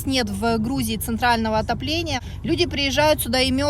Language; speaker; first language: Russian; native; Russian